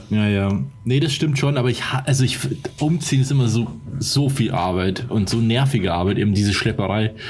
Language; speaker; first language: German; early bilingual, other home language; Polish